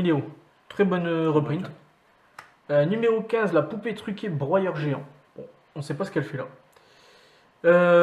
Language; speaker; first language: French; native; French